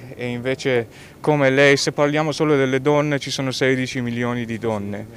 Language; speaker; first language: Italian; non-native, fluent; Persian